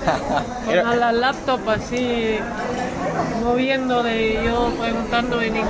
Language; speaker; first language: Spanish; non-native, fluent; Dutch